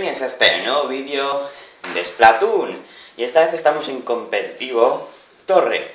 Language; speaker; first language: Spanish; native; Spanish